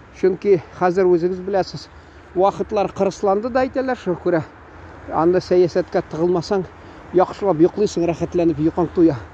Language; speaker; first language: Tatar; native; Tatar